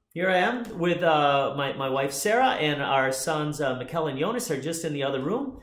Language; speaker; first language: English; native; English